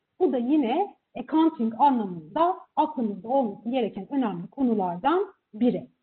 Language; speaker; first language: Turkish; native; Turkish